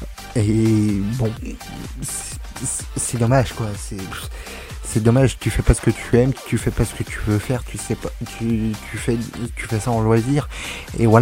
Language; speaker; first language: French; native; French